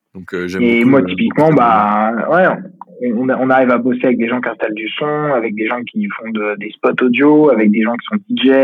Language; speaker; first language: French; native; French